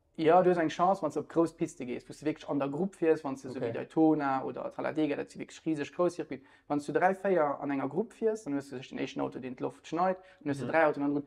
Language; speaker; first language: Luxembourgish; native; Luxembourgish